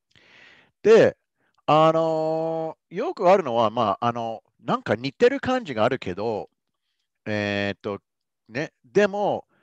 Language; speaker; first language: Japanese; non-native, fluent; English